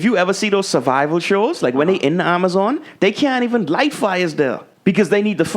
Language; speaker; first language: English; native; English